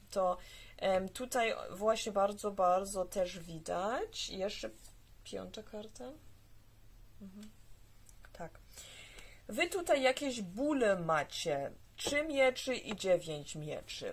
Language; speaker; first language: Polish; early bilingual, heritage; Polish